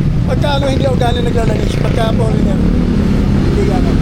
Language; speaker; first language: Filipino; native; Filipino